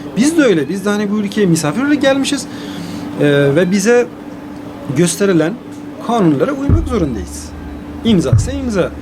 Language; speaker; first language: Turkish; non-native, fluent; Persian